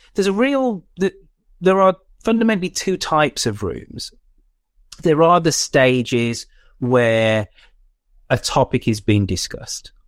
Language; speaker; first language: English; native; English